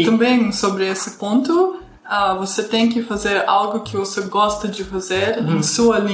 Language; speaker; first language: Portuguese; non-native, fluent; Russian